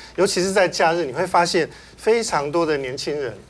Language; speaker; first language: Chinese; native; Chinese